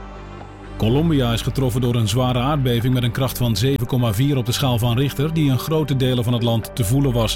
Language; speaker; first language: Dutch; native; Dutch